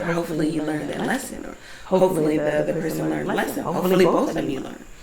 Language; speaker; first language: English; native; English